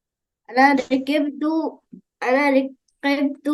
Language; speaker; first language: Arabic; non-native, learner; Urdu